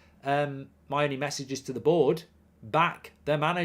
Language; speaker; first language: English; native; English